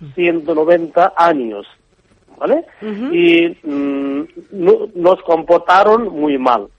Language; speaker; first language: Spanish; non-native, learner; Bangla